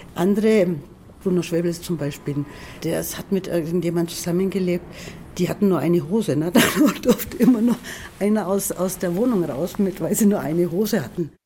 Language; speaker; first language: German; native; German